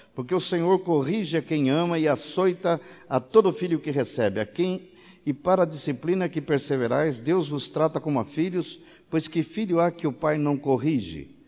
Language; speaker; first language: Portuguese; native; Portuguese